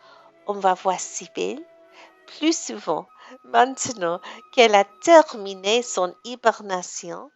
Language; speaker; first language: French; non-native, learner; English